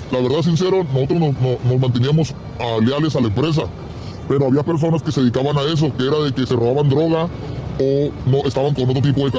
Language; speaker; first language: Spanish; native; Spanish